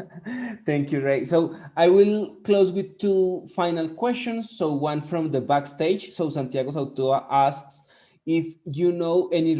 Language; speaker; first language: English; non-native, fluent; Spanish